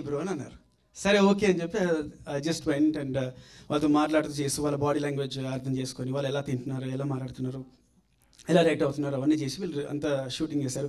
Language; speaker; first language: Telugu; native; Telugu